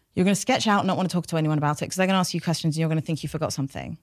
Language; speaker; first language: English; non-native, local second language; Persian